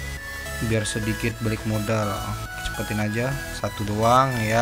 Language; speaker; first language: Indonesian; native; Indonesian